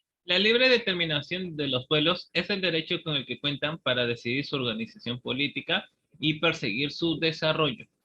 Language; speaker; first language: Spanish; native; Spanish